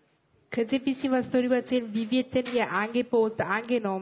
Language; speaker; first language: German; native; German